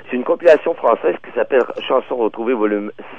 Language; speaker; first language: French; native; French